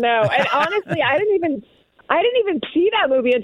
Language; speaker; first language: English; early bilingual, other home language; Spanish